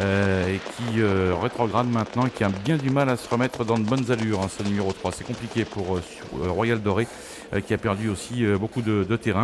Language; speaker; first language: French; native; French